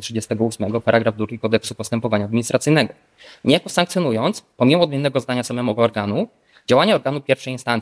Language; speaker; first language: Polish; native; Polish